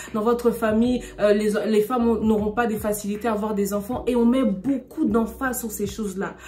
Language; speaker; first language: French; non-native, local second language; Lingala